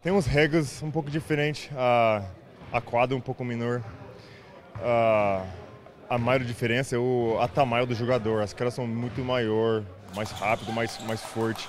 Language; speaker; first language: Portuguese; non-native, learner; English